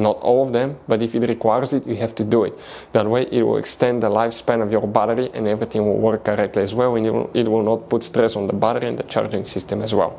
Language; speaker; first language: English; non-native, fluent; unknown